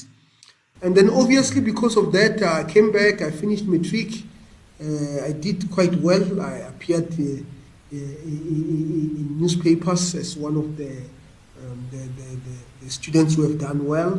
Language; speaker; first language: English; non-native, local second language; Venda